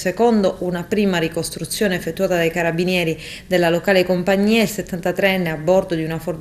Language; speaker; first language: Italian; native; Italian